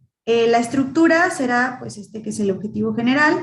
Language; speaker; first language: Spanish; native; Spanish